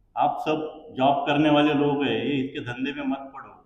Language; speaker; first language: Hindi; non-native, local second language; Marathi